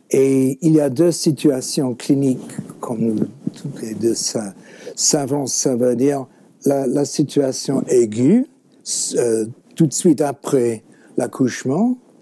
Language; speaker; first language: French; non-native, fluent; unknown